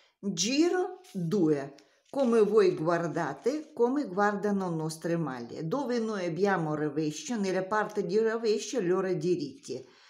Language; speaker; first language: Italian; non-native, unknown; Russian